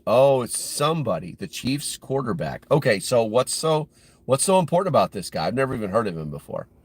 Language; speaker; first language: English; native; English